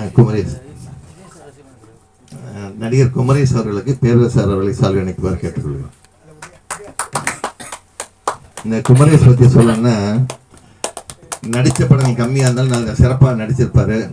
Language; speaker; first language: Tamil; native; Tamil